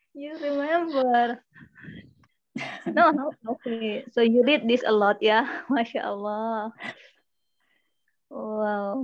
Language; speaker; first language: English; non-native, learner; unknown